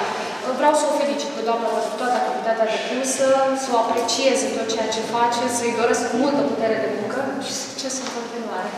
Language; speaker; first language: Romanian; native; Romanian